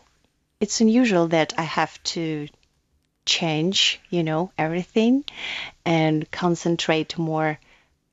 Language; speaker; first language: English; non-native, learner; Ukrainian